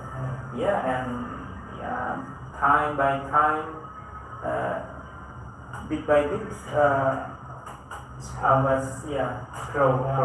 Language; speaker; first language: English; non-native, learner; Indonesian